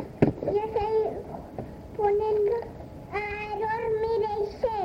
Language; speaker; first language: Spanish; early bilingual, heritage; Spanish